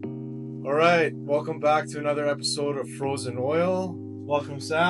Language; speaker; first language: English; native; English